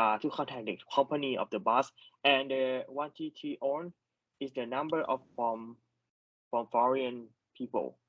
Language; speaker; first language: English; non-native, learner; Thai